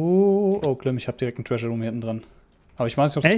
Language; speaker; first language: German; native; German